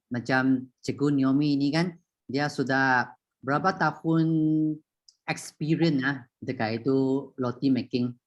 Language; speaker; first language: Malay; non-native, local second language; Chinese